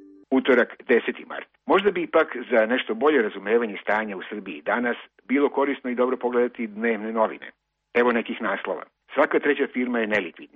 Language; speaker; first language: Croatian; native; Croatian